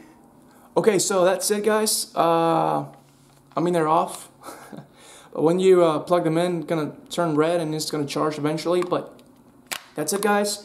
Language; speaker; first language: English; non-native, fluent; Spanish